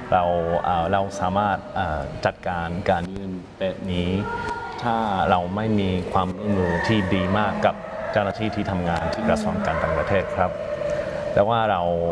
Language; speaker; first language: Thai; non-native, fluent; English